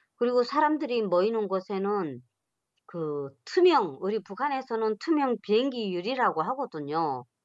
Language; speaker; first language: Korean; native; Korean